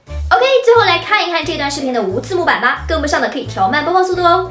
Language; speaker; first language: Chinese; native; Chinese